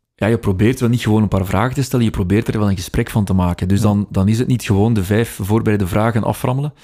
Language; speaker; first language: Dutch; native; Dutch